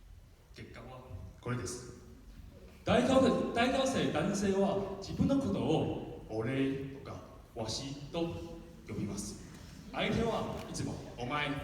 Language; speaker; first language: Japanese; non-native, learner; Min Nan Chinese